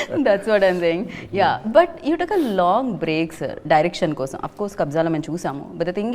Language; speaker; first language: Telugu; native; Telugu